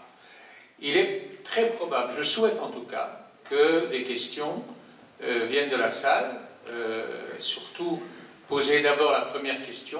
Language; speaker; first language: French; native; French